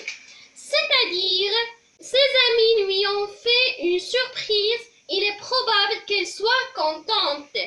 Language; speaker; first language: French; non-native, local second language; Arabic